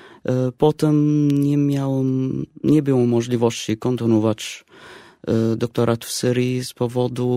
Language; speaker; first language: Polish; non-native, fluent; Arabic